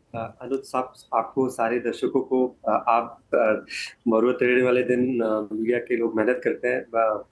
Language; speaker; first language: Hindi; native; Hindi